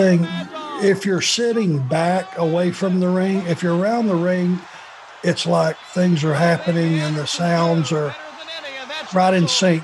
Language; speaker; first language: English; native; English